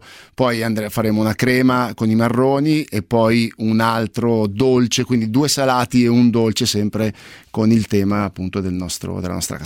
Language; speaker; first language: Italian; native; Italian